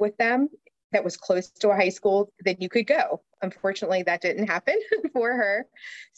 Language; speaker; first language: English; native; English